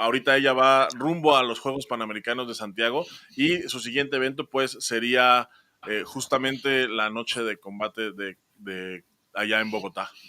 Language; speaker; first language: Spanish; native; Spanish